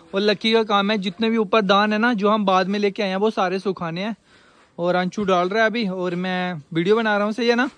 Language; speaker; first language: Hindi; native; Hindi